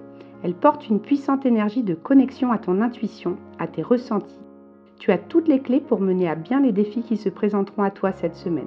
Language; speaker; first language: French; native; French